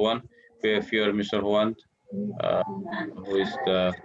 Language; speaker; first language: English; non-native, learner; Indonesian